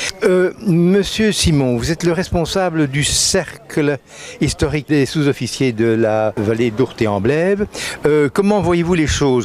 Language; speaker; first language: French; native; French